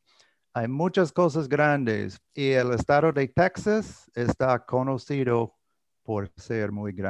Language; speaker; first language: Spanish; non-native, fluent; English